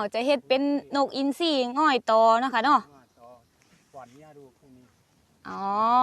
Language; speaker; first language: Thai; native; Thai